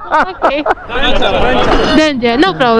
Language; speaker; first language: English; non-native, learner; Arabic